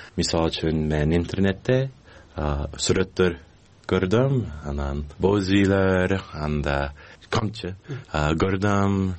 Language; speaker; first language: Kyrgyz; non-native, learner; English